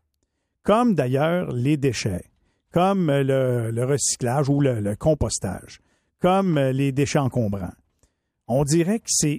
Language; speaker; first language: French; native; French